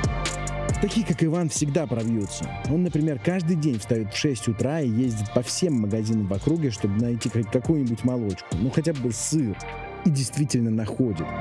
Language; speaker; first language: Russian; native; Russian